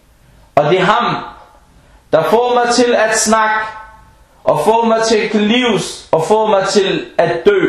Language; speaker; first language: Danish; early bilingual, other home language; Arabic